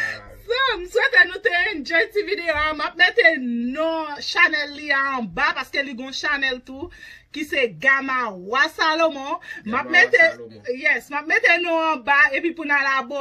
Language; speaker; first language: French; non-native, learner; Haitian Creole